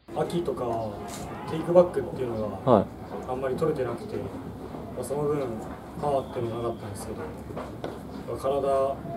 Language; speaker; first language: Japanese; native; Japanese